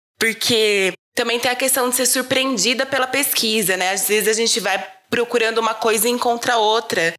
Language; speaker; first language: Portuguese; native; Portuguese